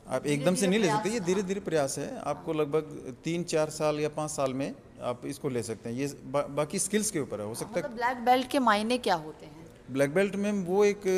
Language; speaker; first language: Hindi; native; Hindi